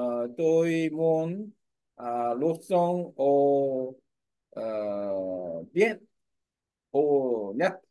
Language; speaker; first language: Vietnamese; non-native, learner; Korean